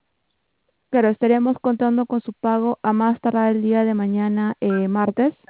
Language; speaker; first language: Spanish; native; Spanish